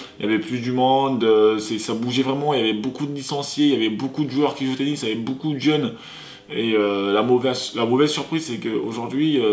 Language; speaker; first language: French; early bilingual, other home language; Sango